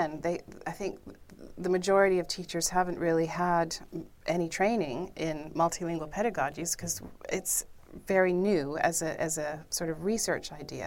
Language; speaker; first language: English; native; English